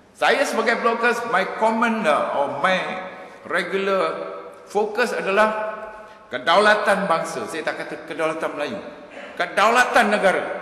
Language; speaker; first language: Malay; native; Malay